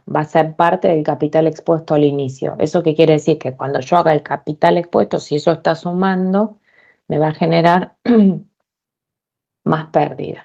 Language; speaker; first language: Spanish; native; Spanish